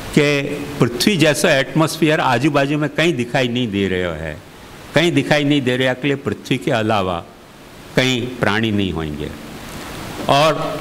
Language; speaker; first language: Hindi; native; Hindi